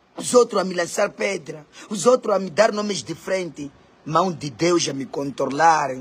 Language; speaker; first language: Portuguese; non-native, local second language; Makhuwa